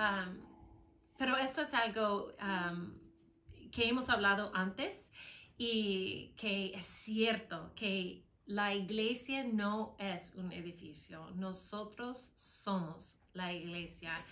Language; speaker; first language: Spanish; non-native, fluent; English